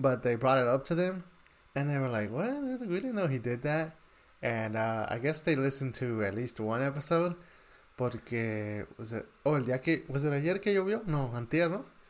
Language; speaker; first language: English; early bilingual, other home language; Spanish